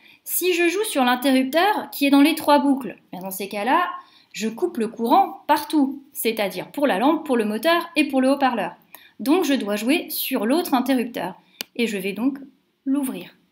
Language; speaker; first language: French; native; French